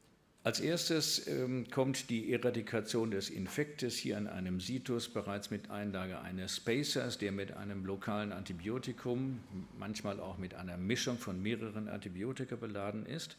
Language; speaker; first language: German; native; German